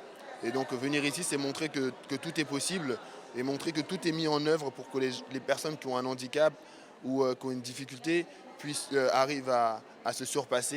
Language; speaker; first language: French; native; French